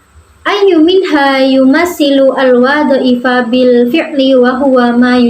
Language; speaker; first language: Arabic; non-native, learner; Indonesian